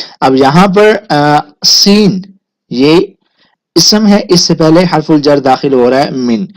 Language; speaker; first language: Urdu; native; Urdu